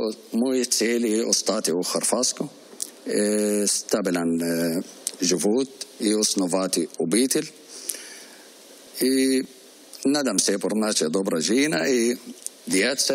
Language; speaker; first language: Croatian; non-native, learner; Arabic